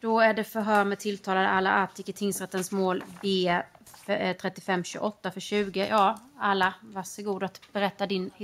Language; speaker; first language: Swedish; native; Swedish